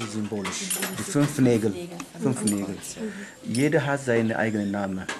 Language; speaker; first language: German; non-native, learner; Amharic